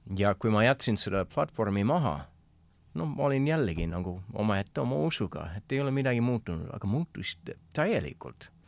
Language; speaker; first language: Estonian; non-native, fluent; English